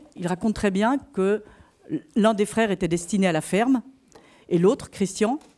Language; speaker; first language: French; native; French